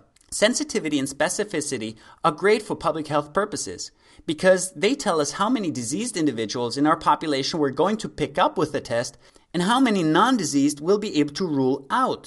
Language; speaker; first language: English; native; English